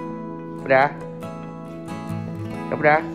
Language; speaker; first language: Chinese; native; Chinese